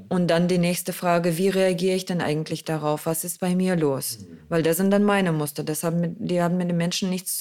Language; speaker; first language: German; non-native, fluent; Russian